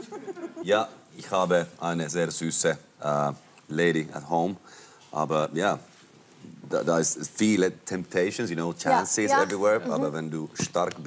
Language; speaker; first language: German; non-native, learner; Finnish